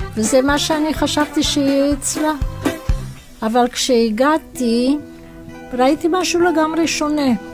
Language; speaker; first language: Hebrew; non-native, fluent; Romanian